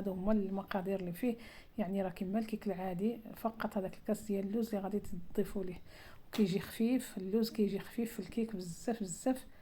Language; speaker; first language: Arabic; native; Arabic